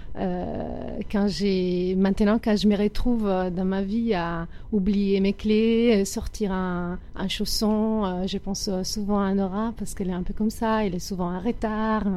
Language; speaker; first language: French; non-native, fluent; Italian